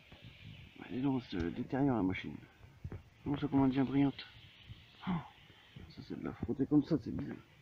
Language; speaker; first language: French; native; French